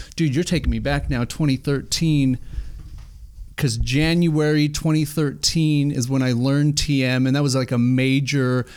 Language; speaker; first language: English; native; English